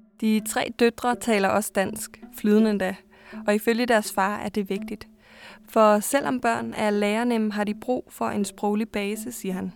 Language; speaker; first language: Danish; native; Danish